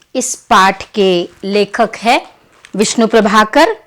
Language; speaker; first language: Hindi; non-native, local second language; Kannada